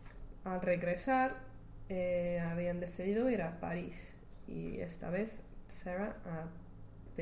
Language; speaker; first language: Spanish; non-native, learner; English